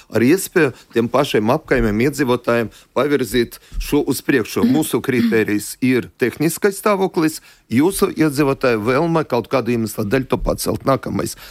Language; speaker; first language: Latvian; non-native, local second language; Russian